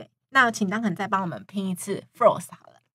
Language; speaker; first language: Chinese; native; Chinese